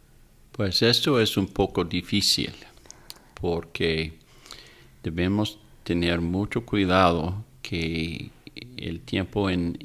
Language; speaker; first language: Spanish; non-native, fluent; English